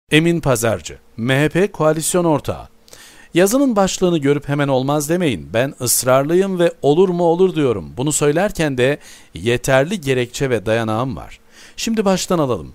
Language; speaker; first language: Turkish; native; Turkish